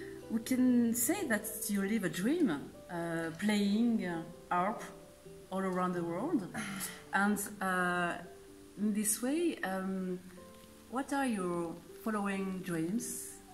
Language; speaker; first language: English; non-native, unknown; French